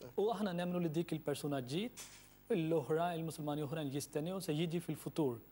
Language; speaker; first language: Maltese; non-native, fluent; Urdu